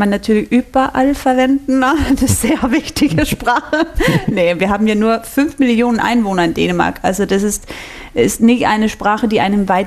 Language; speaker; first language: German; non-native, fluent; Danish